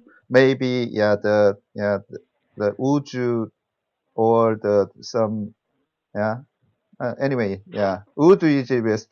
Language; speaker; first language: English; non-native, learner; Korean